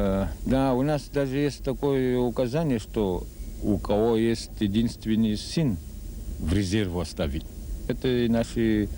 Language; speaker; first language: Russian; non-native, local second language; Abkhazian